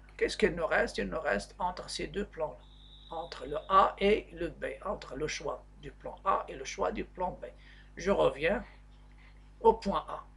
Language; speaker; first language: French; non-native, local second language; Arabic